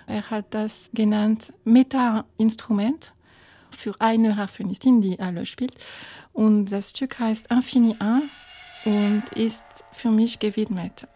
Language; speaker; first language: German; non-native, fluent; French